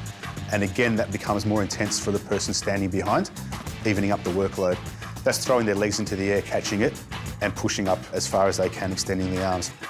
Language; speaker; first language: English; native; English